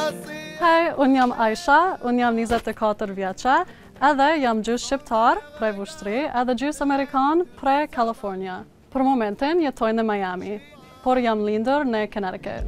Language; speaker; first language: Albanian; non-native, learner; English